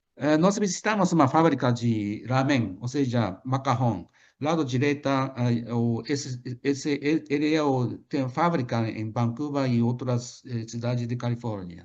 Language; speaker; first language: Portuguese; non-native, fluent; Japanese